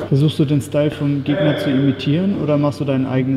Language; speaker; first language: German; native; German